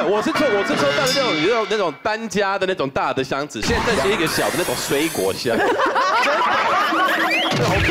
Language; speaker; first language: Chinese; non-native, fluent; Swedish